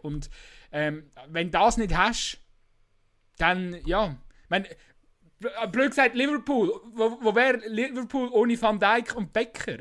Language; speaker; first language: German; native; German